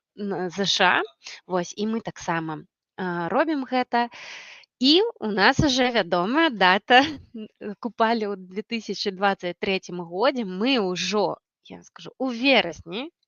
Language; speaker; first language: Belarusian; non-native, local second language; Russian